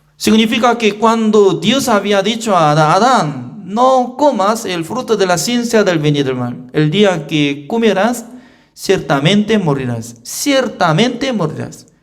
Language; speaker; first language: Spanish; non-native, fluent; Korean